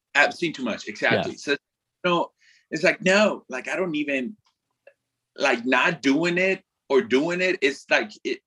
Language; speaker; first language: English; non-native, fluent; Spanish